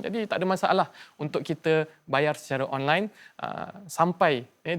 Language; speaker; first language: Malay; native; Malay